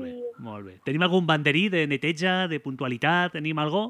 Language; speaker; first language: Catalan; native; Catalan